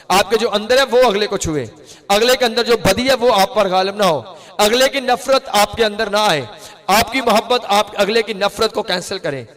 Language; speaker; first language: Urdu; non-native, local second language; Punjabi